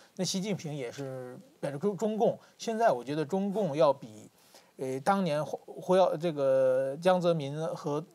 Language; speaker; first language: Chinese; native; Chinese